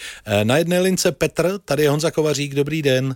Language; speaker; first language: Czech; native; Czech